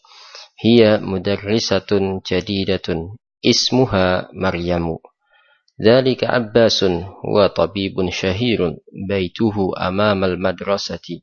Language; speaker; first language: Arabic; non-native, fluent; Indonesian